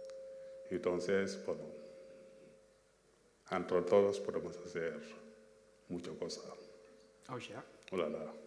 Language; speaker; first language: Spanish; non-native, fluent; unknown